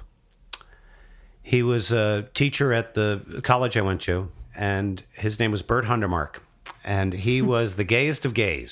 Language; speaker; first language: English; native; English